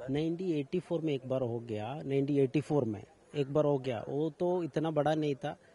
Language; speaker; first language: Hindi; non-native, local second language; Malayalam